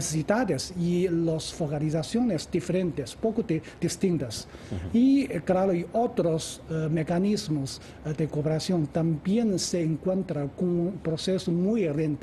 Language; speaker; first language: Spanish; non-native, fluent; Chinese